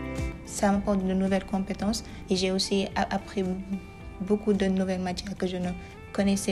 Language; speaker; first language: French; non-native, local second language; Wolof